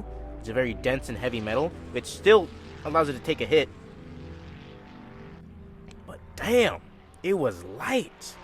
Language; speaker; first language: English; native; English